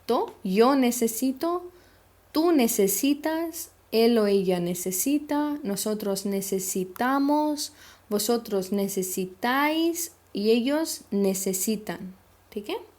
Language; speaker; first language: Spanish; non-native, fluent; Hindi